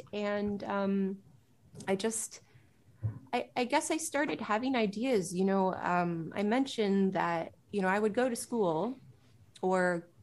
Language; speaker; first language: English; native; English